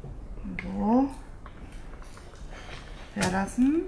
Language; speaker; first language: German; non-native, learner; Japanese